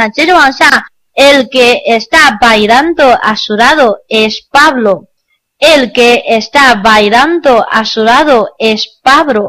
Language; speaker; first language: Spanish; non-native, learner; Chinese